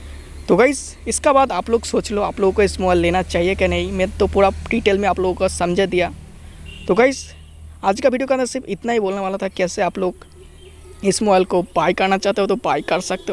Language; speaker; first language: Hindi; non-native, local second language; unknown